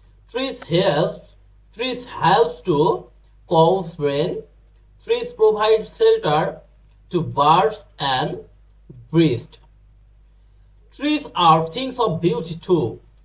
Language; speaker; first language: English; non-native, local second language; Bangla